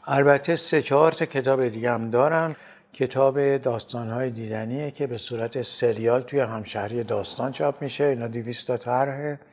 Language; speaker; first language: Persian; native; Persian